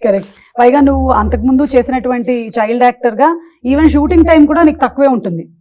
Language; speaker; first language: Telugu; non-native, local second language; Malayalam